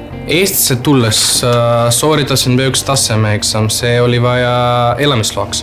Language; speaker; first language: Estonian; non-native, fluent; Macedonian